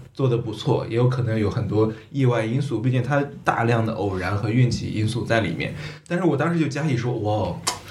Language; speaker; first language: Chinese; native; Chinese